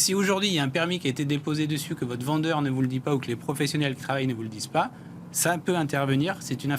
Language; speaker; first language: French; native; French